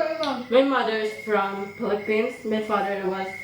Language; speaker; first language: English; non-native, learner; Cebuano